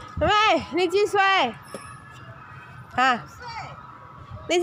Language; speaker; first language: Chinese; non-native, learner; Indonesian